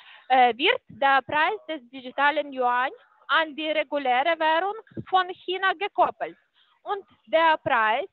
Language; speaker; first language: German; non-native, fluent; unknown